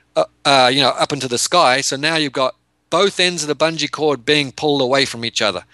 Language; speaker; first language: English; native; English